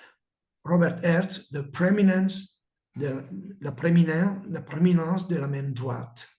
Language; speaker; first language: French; non-native, learner; Italian